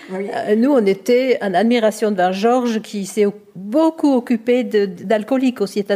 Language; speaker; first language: French; native; French